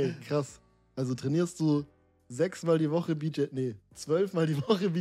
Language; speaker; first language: German; native; German